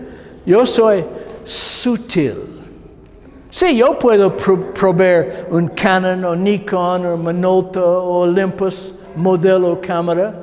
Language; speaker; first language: Spanish; non-native, learner; English